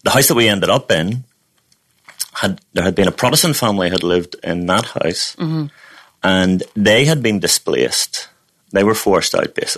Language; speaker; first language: English; native; English